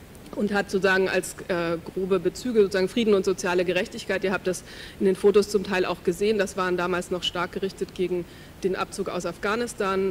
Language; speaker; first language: German; native; German